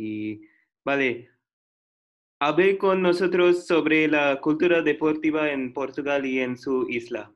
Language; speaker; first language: Spanish; non-native, learner; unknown